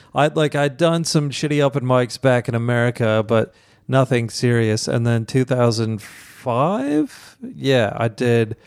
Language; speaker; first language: English; native; English